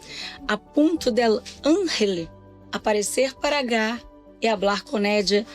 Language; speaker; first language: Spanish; non-native, learner; Portuguese